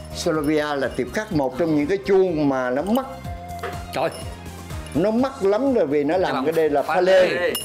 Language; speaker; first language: Vietnamese; native; Vietnamese